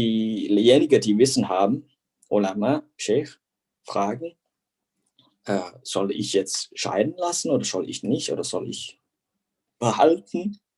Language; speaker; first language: German; non-native, fluent; Indonesian